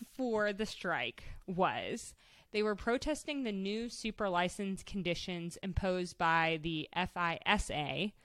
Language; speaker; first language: English; native; English